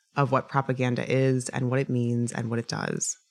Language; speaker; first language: English; native; English